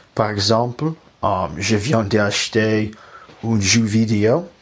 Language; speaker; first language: French; non-native, learner; Russian